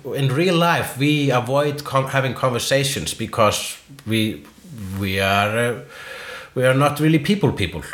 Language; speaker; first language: English; non-native, fluent; Icelandic